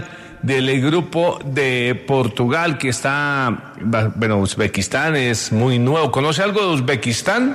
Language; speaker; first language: Spanish; native; Spanish